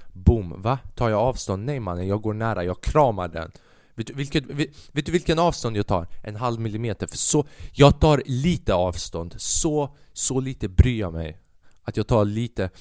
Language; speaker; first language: Swedish; early bilingual, other home language; Albanian